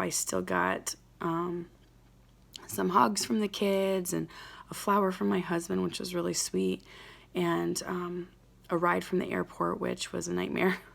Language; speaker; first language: English; native; English